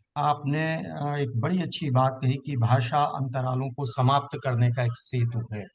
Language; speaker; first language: Hindi; native; Hindi